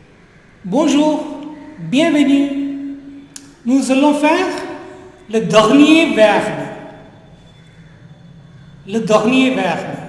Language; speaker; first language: French; non-native, fluent; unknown